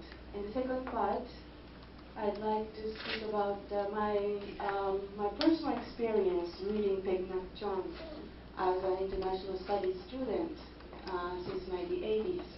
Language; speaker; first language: English; non-native, fluent; Japanese